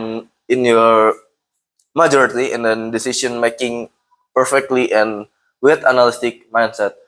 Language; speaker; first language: English; non-native, learner; Indonesian